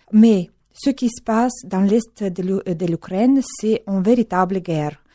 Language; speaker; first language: French; non-native, fluent; Russian